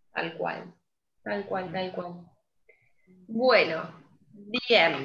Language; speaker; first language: Spanish; native; Spanish